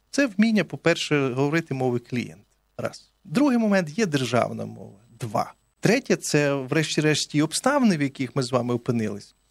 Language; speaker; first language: Ukrainian; native; Ukrainian